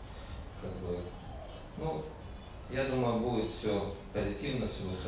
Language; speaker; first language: Russian; native; Russian